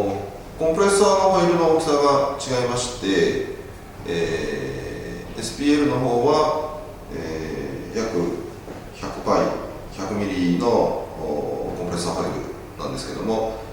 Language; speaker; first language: Japanese; native; Japanese